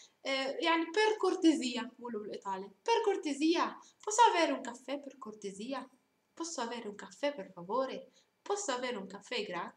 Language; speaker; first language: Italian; non-native, fluent; Arabic